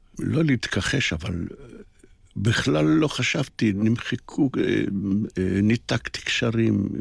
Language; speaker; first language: Hebrew; early bilingual, other home language; Polish